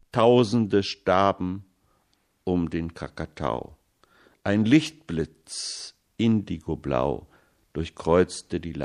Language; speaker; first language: German; early bilingual, heritage; German